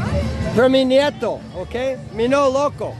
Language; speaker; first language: Spanish; non-native, learner; English